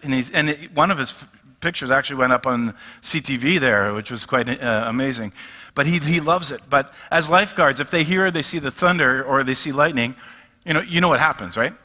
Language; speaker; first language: English; native; English